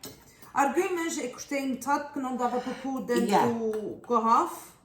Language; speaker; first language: Portuguese; early bilingual, heritage; Portuguese